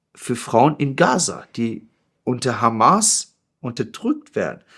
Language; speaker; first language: German; non-native, fluent; Persian